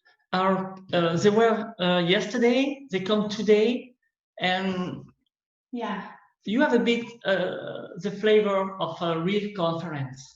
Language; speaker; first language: English; non-native, learner; French